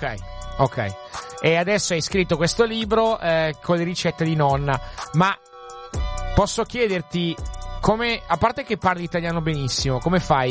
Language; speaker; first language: Italian; native; Italian